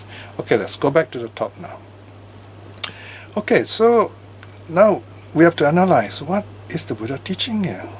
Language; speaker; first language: English; native; English